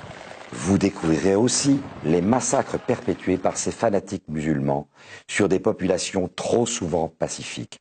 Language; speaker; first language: French; native; French